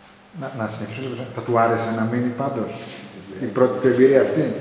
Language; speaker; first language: Greek; native; Greek